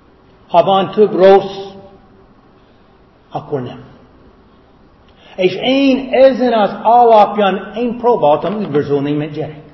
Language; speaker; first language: Hungarian; non-native, fluent; English